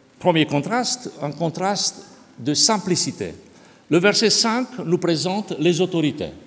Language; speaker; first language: French; non-native, fluent; Romanian